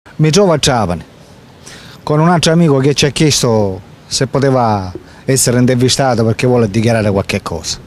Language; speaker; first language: Italian; native; Italian